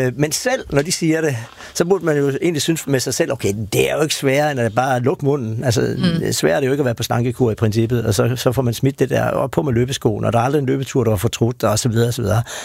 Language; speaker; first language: Danish; native; Danish